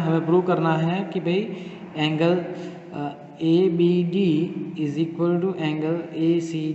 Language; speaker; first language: Hindi; native; Hindi